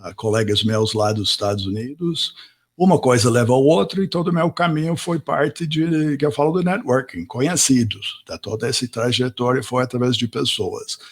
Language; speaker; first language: Portuguese; non-native, fluent; English